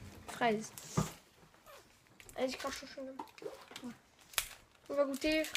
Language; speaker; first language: French; native; French